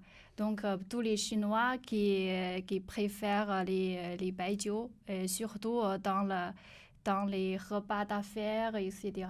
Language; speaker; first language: French; non-native, learner; Chinese